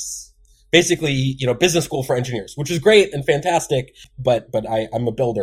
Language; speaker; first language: English; native; English